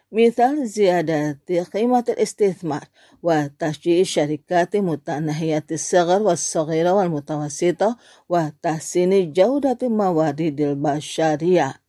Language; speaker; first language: Arabic; non-native, learner; Indonesian